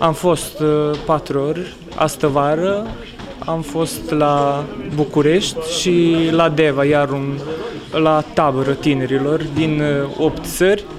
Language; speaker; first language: Romanian; early bilingual, heritage; Romanian